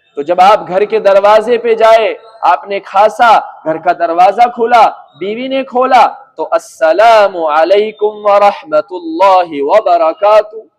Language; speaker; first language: Urdu; native; Urdu